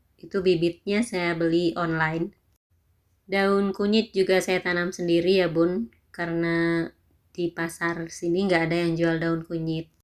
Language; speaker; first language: Indonesian; non-native, local second language; Minangkabau